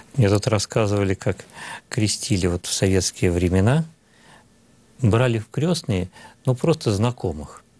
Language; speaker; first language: Russian; native; Russian